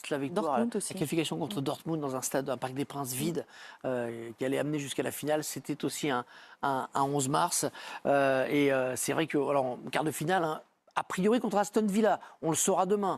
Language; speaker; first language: French; native; French